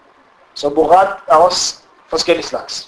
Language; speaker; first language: Danish; non-native, fluent; Arabic